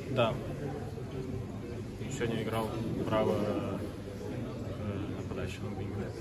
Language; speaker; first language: Russian; early bilingual, heritage; Russian